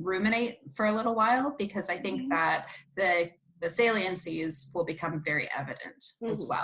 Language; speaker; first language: English; native; English